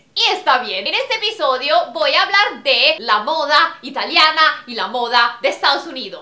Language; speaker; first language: Spanish; non-native, fluent; Italian